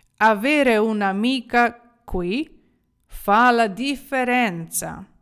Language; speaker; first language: Italian; non-native, fluent; Ukrainian